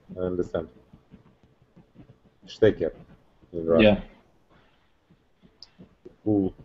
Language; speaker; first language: English; non-native, learner; Russian